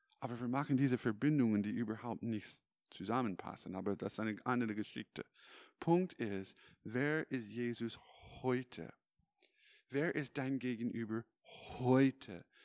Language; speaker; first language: German; non-native, fluent; English